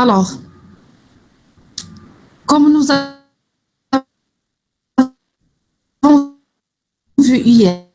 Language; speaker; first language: French; non-native, local second language; Arabic